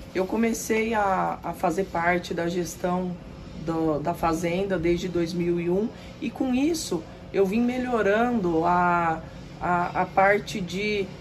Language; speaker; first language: Portuguese; native; Portuguese